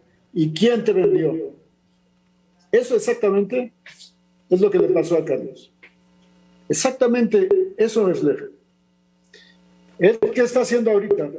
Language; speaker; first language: Spanish; native; Spanish